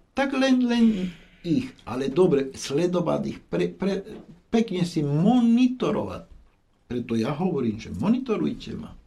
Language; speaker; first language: Slovak; non-native, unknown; Spanish